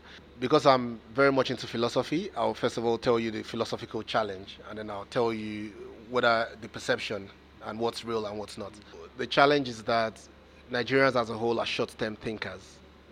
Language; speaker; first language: English; non-native, local second language; Yoruba